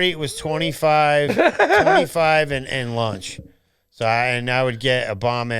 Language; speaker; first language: English; native; English